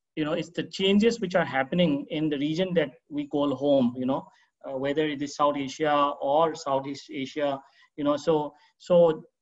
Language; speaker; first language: English; non-native, local second language; Manipuri